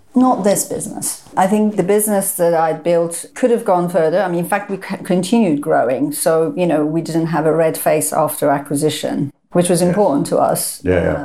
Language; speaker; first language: English; non-native, fluent; Persian